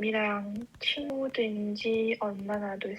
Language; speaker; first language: Korean; non-native, learner; English